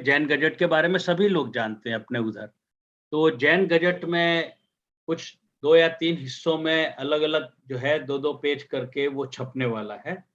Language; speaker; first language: Hindi; native; Hindi